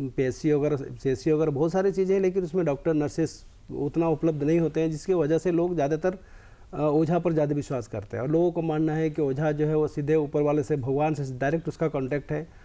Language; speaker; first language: Hindi; native; Hindi